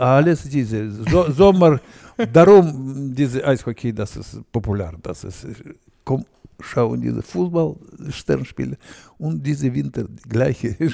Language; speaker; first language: German; non-native, learner; Russian